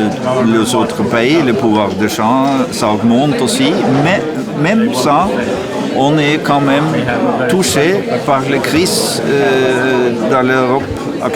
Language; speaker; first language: French; non-native, learner; Norwegian